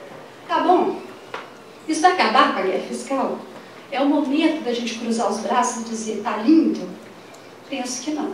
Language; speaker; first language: Portuguese; native; Portuguese